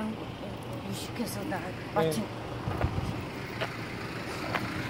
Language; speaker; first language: Korean; native; Korean